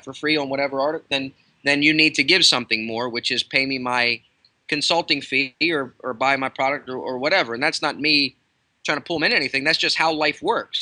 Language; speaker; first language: English; native; English